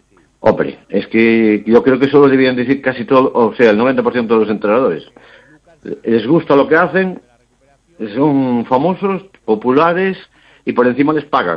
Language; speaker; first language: Spanish; native; Spanish